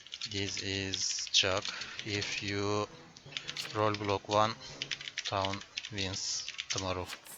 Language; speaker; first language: English; non-native, learner; Turkish